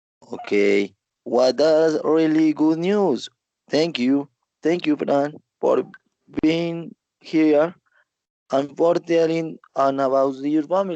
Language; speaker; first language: English; non-native, learner; Spanish